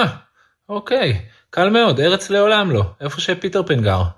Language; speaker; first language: Hebrew; native; Hebrew